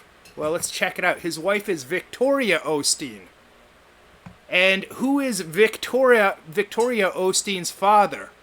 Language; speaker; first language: English; native; English